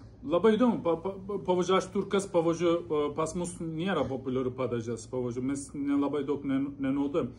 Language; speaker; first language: Lithuanian; non-native, learner; Turkish